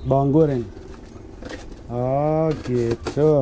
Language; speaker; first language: Indonesian; non-native, learner; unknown